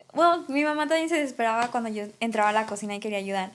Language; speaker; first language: Spanish; early bilingual, heritage; Spanish